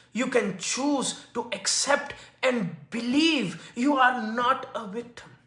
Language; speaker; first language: English; non-native, local second language; Hindi